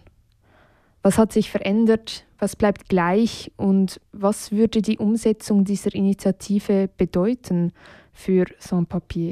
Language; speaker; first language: German; native; German